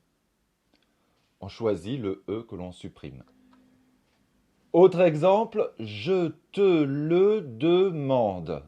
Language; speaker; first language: French; native; French